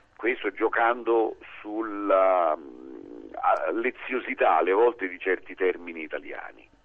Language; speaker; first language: Italian; native; Italian